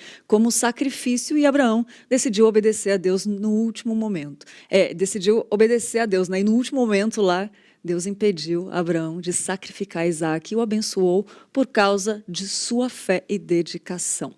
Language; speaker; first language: Portuguese; native; Portuguese